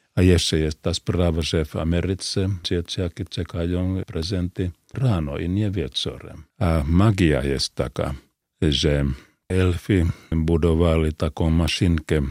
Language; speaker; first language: Polish; non-native, fluent; Finnish